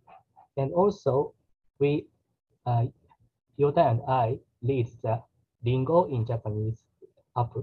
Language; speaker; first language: English; non-native, learner; Japanese